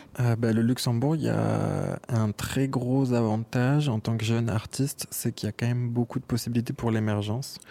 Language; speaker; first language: French; native; French